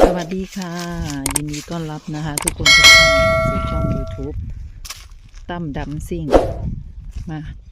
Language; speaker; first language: Thai; non-native, local second language; Lao